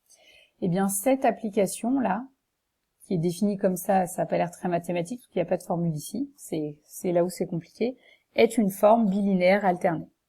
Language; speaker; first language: French; native; French